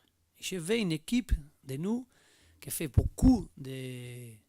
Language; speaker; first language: French; non-native, learner; Spanish